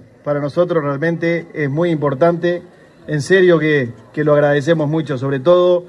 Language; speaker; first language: Spanish; native; Spanish